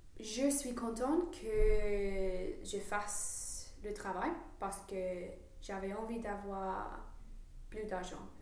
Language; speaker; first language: French; non-native, learner; English